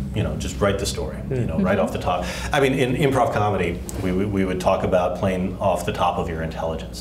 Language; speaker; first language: English; native; English